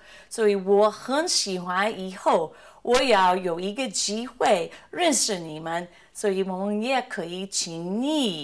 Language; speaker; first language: Chinese; non-native, fluent; English